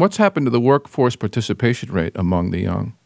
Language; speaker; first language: English; native; English